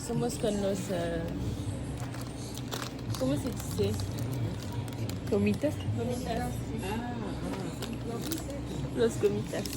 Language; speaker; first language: Spanish; non-native, learner; French